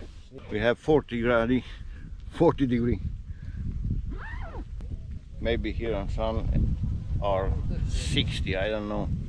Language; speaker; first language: English; non-native, learner; Romanian